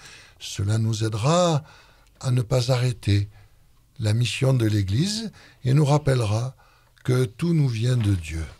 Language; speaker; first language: French; native; French